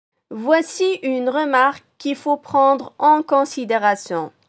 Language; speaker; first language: French; non-native, local second language; Arabic